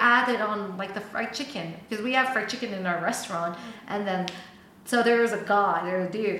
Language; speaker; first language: English; non-native, fluent; Chinese